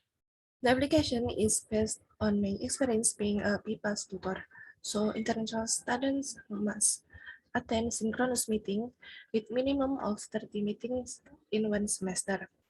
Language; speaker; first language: English; non-native, fluent; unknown